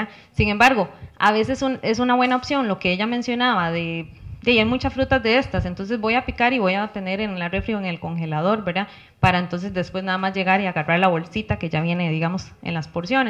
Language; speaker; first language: Spanish; native; Spanish